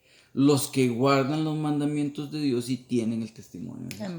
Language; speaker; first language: Spanish; native; Spanish